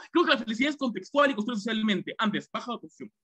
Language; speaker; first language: Spanish; native; Spanish